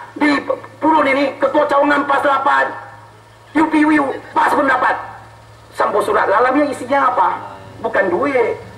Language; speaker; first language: Malay; non-native, local second language; Chinese